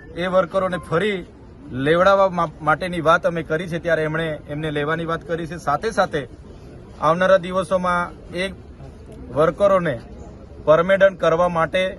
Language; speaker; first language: Gujarati; non-native, local second language; Bhili